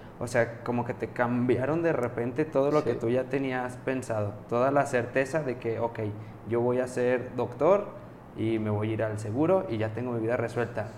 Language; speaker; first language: Spanish; native; Spanish